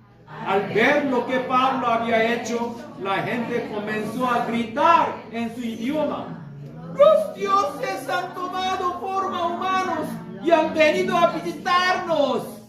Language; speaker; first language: Spanish; non-native, fluent; Korean